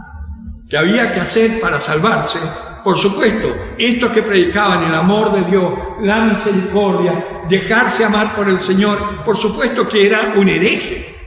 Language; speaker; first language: Spanish; native; Spanish